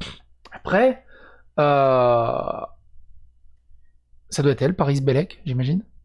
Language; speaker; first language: French; native; French